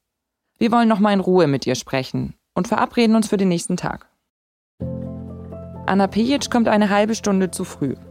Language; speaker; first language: German; native; German